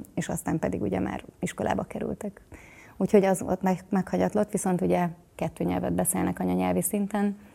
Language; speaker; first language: Hungarian; native; Hungarian